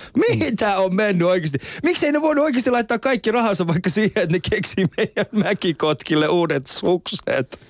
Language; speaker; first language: Finnish; early bilingual, other home language; Persian